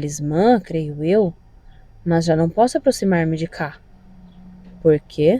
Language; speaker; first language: Portuguese; native; Portuguese